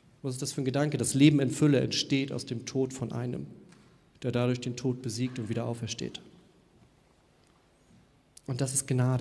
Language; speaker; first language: German; native; German